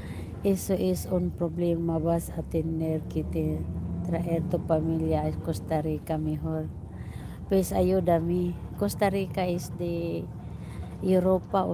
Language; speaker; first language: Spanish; non-native, learner; Filipino